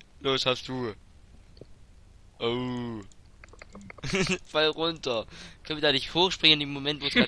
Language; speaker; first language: German; native; German